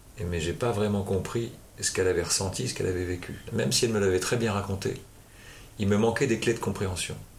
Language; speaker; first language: French; native; French